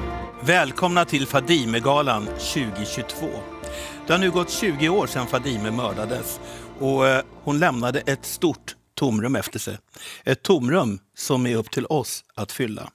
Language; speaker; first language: Swedish; native; Swedish